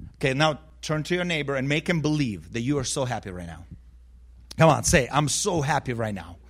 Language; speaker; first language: English; early bilingual, other home language; Ukrainian